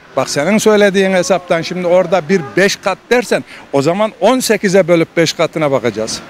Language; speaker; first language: Turkish; native; Turkish